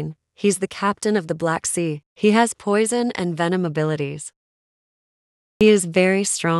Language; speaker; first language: English; native; English